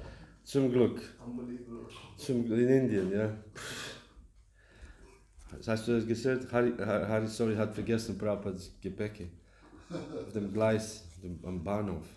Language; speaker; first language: German; non-native, learner; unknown